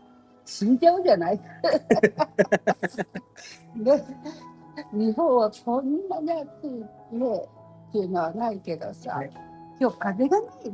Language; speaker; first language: Japanese; native; Japanese